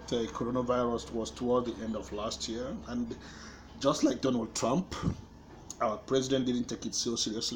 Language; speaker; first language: English; non-native, local second language; Igbo